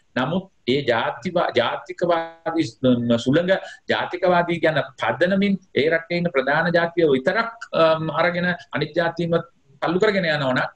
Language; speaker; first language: Sinhala; non-native, local second language; Tamil